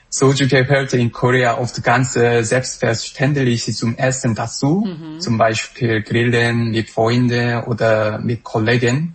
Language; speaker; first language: German; non-native, fluent; Korean